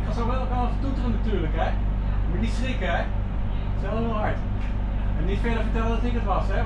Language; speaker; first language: Dutch; native; Dutch